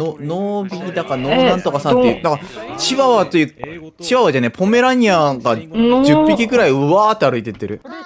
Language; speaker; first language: Japanese; native; Japanese